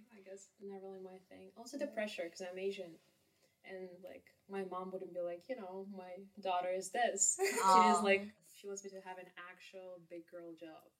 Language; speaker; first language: English; non-native, fluent; Kazakh